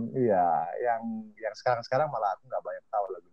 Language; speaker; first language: Indonesian; native; Indonesian